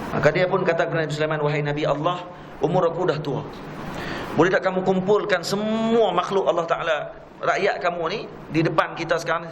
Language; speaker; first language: Malay; native; Malay